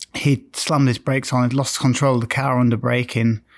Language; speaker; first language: English; native; English